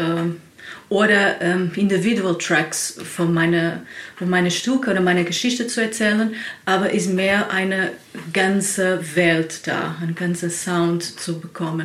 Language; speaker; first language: German; non-native, learner; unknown